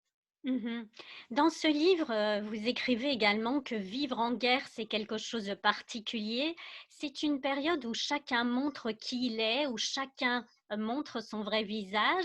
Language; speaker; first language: French; native; French